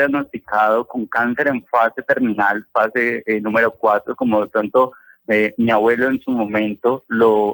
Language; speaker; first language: Spanish; native; Spanish